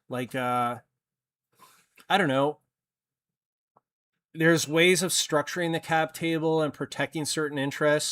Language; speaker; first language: English; native; English